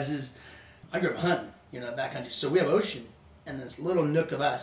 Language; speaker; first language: English; non-native, fluent; Swedish